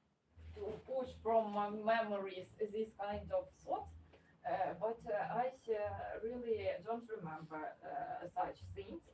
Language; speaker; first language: English; non-native, fluent; Ukrainian